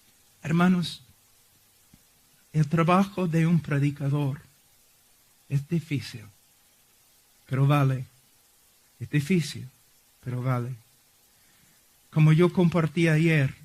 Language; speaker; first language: Spanish; non-native, fluent; English